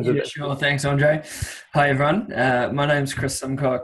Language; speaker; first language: English; native; English